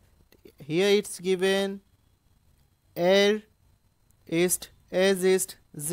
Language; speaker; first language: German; non-native, learner; Hindi